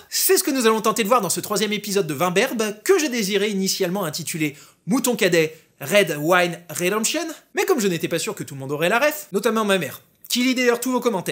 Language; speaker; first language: French; native; French